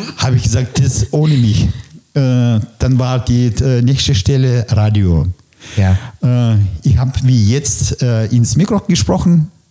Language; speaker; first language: German; non-native, fluent; Russian